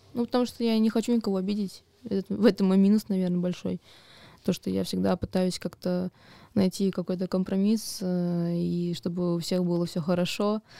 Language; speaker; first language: Russian; native; Russian